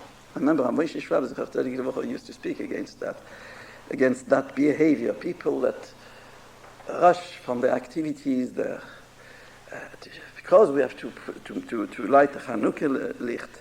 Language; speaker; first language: English; non-native, fluent; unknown